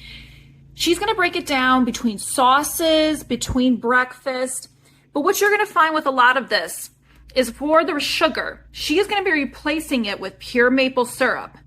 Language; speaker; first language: English; native; English